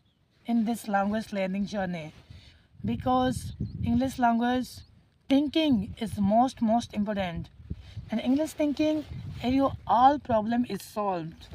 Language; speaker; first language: English; non-native, learner; Hindi